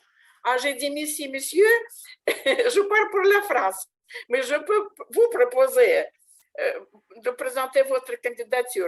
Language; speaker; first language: French; non-native, fluent; Russian